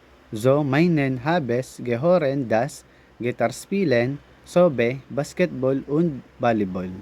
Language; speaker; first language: German; non-native, learner; Filipino